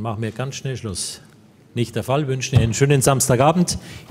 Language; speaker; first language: German; native; German